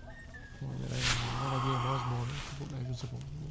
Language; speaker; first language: French; native; French